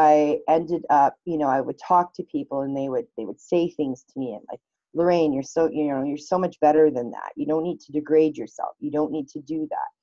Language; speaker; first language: English; native; English